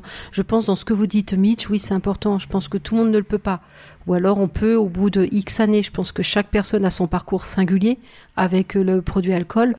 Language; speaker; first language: French; native; French